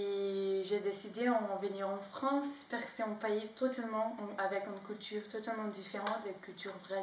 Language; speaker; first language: French; non-native, learner; Portuguese